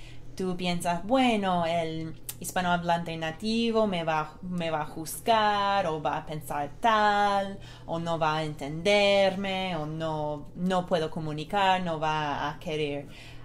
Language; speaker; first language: Spanish; non-native, fluent; English